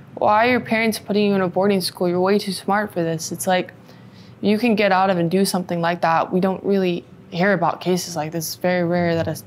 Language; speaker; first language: English; native; English